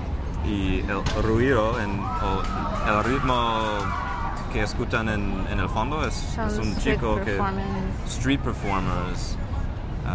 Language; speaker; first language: Spanish; non-native, fluent; English